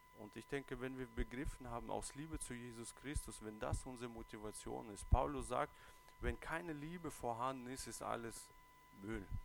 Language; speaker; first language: German; early bilingual, other home language; Russian